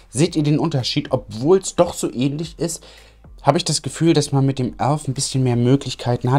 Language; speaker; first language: German; native; German